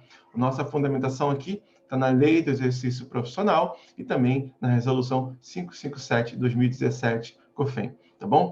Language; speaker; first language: Portuguese; native; Portuguese